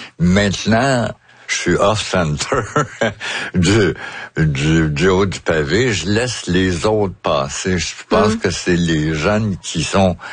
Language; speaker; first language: French; native; French